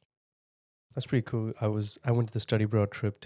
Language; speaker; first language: English; native; English